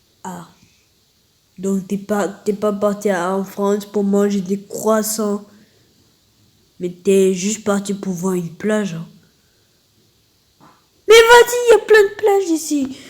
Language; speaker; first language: French; native; French